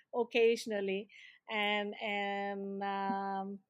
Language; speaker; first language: English; non-native, local second language; Malay